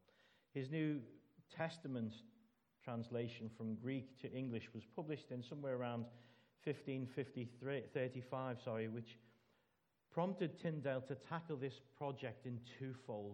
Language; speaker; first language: English; native; English